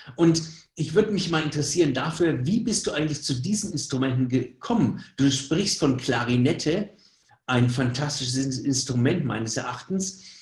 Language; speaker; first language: German; native; German